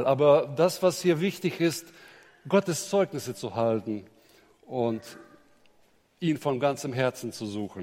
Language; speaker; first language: German; native; German